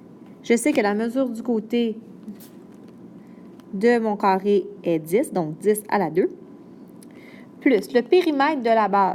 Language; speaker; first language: French; native; French